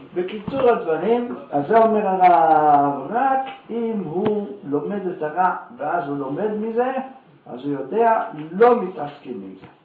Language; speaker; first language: Hebrew; native; Hebrew